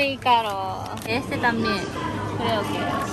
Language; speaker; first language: Spanish; non-native, fluent; Japanese